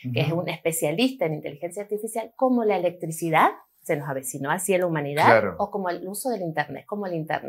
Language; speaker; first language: Spanish; native; Spanish